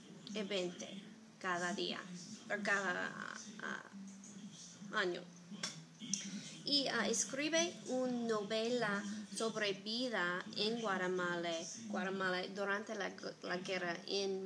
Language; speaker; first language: Spanish; non-native, learner; English